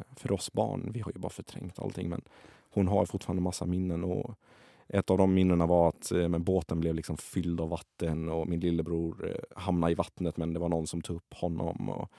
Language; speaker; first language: Swedish; early bilingual, other home language; Arabic